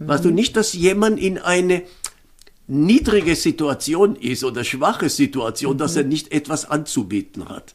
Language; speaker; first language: German; non-native, fluent; Hebrew